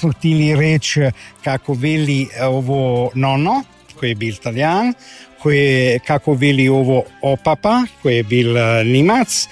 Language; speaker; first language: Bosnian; early bilingual, heritage; Croatian